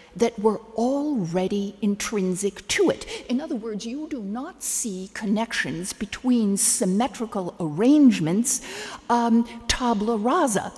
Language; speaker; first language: English; native; English